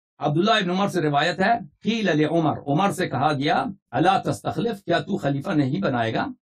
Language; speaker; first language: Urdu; non-native, fluent; Persian